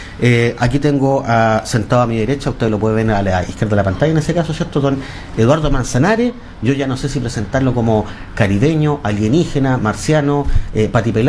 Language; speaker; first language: Spanish; native; Spanish